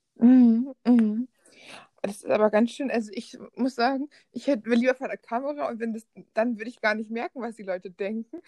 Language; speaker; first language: German; native; German